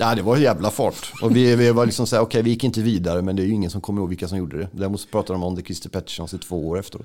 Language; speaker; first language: Swedish; native; Swedish